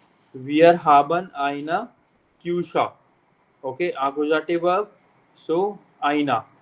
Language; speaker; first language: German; non-native, fluent; Hindi